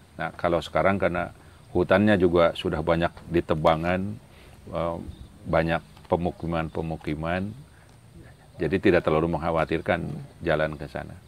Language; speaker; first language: Indonesian; non-native, local second language; Sundanese